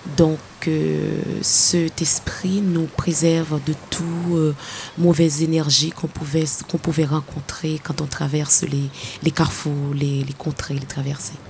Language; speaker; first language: French; non-native, local second language; Haitian Creole